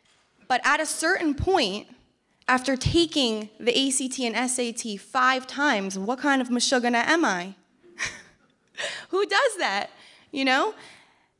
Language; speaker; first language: English; native; English